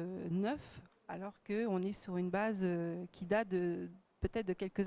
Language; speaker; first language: French; native; French